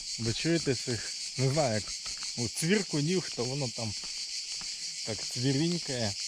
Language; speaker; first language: Ukrainian; non-native, local second language; Russian